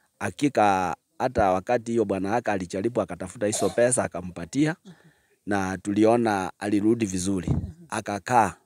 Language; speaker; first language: Swahili; non-native, local second language; Gusii